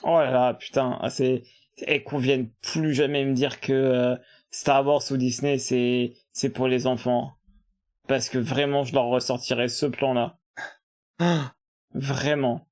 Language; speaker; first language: French; native; French